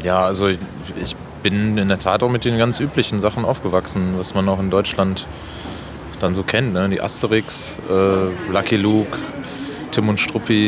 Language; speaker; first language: German; native; German